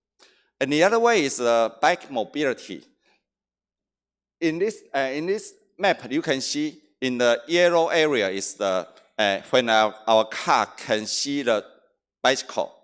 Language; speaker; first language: English; non-native, learner; Chinese